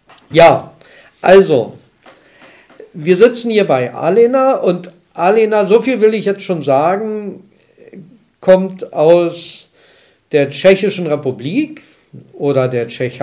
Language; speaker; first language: German; native; German